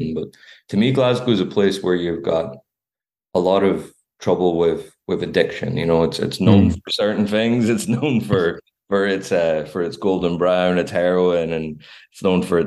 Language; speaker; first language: English; native; English